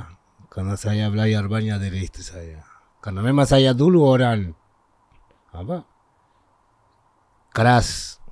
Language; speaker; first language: Indonesian; non-native, learner; Spanish